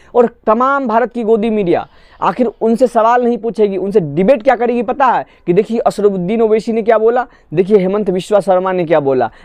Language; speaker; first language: Hindi; non-native, local second language; Assamese